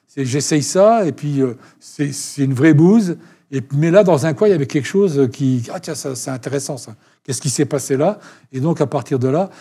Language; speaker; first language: French; native; French